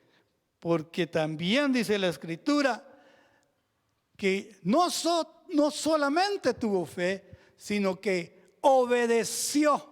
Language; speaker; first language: Spanish; native; Spanish